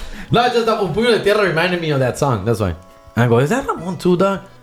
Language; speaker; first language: English; native; English